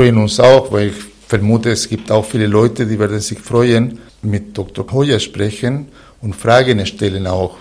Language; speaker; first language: German; non-native, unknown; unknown